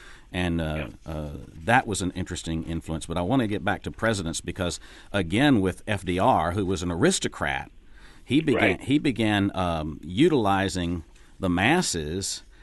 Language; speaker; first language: English; native; English